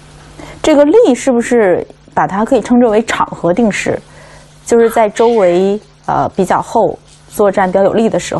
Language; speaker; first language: Chinese; native; Chinese